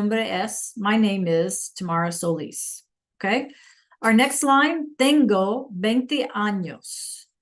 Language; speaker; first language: Spanish; non-native, fluent; English